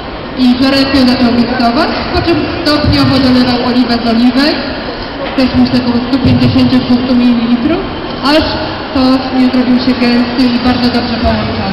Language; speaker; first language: Polish; native; Polish